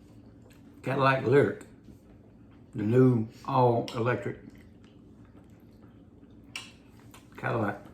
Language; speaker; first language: English; native; English